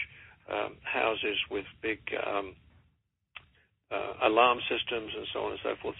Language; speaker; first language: English; native; English